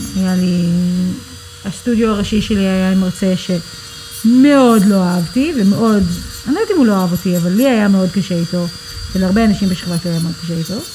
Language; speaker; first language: Hebrew; early bilingual, other home language; English